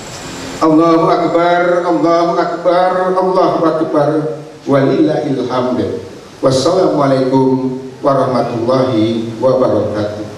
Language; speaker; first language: Indonesian; native; Indonesian